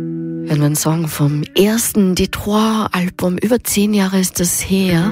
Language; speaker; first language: German; native; German